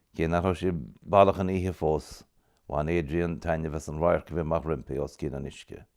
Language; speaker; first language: Irish; native; Irish